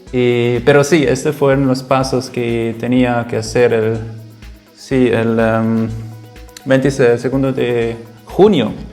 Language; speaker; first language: Spanish; non-native, fluent; German